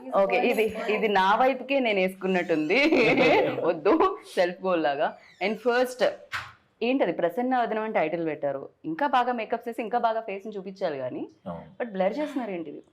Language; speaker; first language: Telugu; native; Telugu